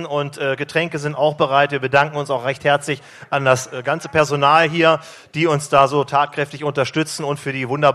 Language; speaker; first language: German; native; German